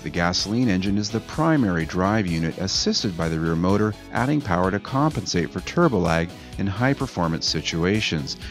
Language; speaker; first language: English; native; English